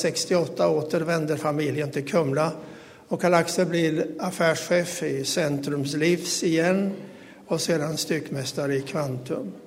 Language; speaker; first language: Swedish; native; Swedish